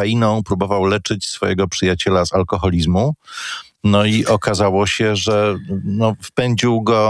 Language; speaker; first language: Polish; native; Polish